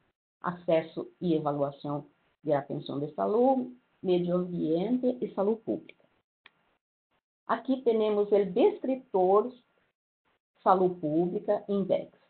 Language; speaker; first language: Spanish; non-native, learner; Portuguese